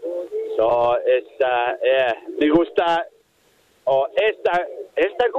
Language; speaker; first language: Spanish; non-native, learner; English